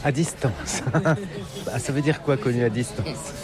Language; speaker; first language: French; native; French